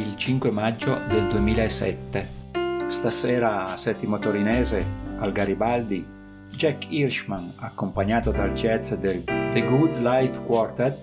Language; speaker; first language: Italian; native; Italian